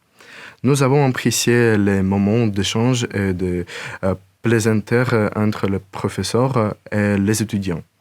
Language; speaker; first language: French; non-native, learner; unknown